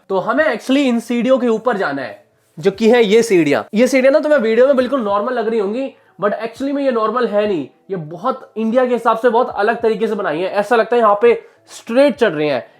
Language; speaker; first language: Hindi; native; Hindi